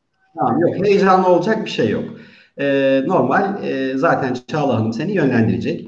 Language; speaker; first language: Turkish; native; Turkish